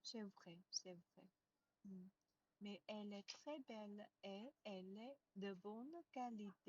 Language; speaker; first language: French; non-native, learner; Chinese